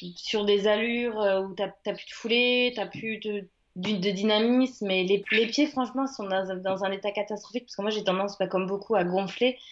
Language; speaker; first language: French; native; French